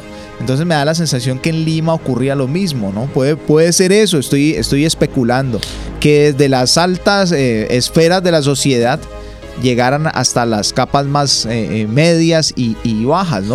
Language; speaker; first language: Spanish; native; Spanish